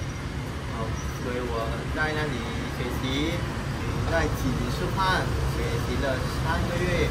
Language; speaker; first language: Chinese; non-native, learner; Vietnamese